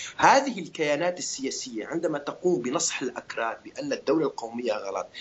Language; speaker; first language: Arabic; non-native, local second language; Kurdish